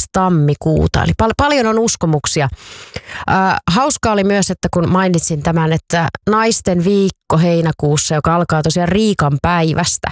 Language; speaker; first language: Finnish; native; Finnish